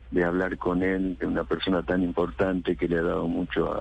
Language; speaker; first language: Spanish; native; Spanish